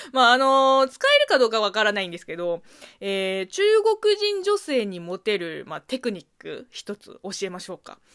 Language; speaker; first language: Japanese; non-native, fluent; Chinese